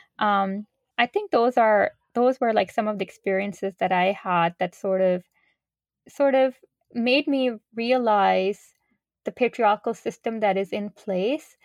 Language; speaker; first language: English; non-native, local second language; Urdu